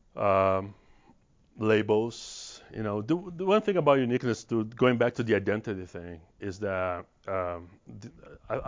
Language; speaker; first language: English; non-native, fluent; Portuguese